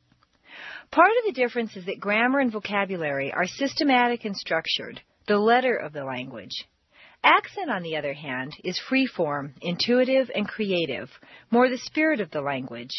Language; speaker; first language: English; native; English